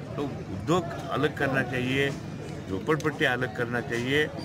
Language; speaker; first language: Hindi; non-native, local second language; Marathi